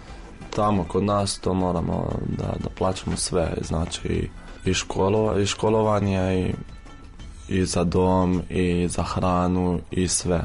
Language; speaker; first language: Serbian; non-native, fluent; Arabic